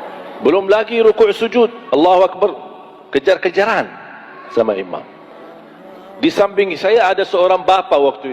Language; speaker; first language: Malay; non-native, fluent; Arabic